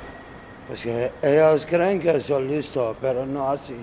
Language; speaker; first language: Spanish; non-native, learner; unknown